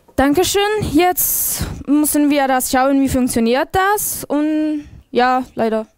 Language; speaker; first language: German; non-native, learner; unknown